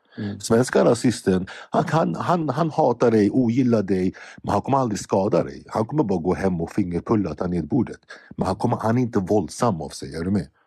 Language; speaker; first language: Swedish; early bilingual, other home language; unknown